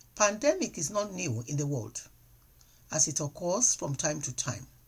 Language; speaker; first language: English; non-native, local second language; Yoruba